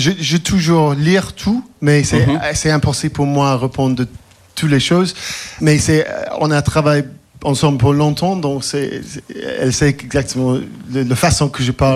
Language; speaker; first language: French; non-native, fluent; English